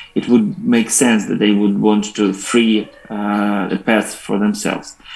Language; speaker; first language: English; non-native, fluent; Ukrainian